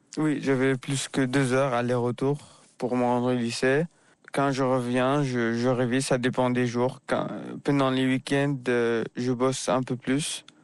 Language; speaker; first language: French; non-native, fluent; Arabic